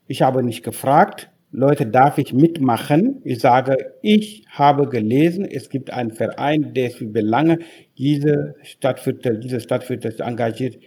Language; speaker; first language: German; non-native, fluent; Wolof